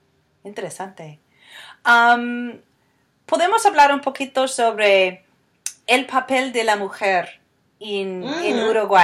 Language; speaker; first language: Spanish; non-native, fluent; English